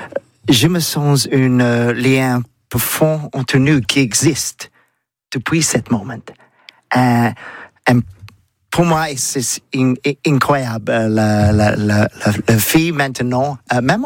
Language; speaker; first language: French; non-native, learner; English